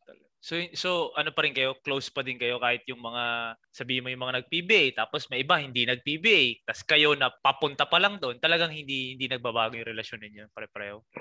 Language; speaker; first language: Filipino; native; Filipino